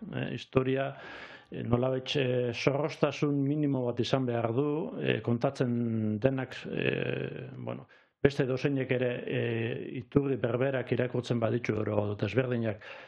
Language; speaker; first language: Basque; native; Basque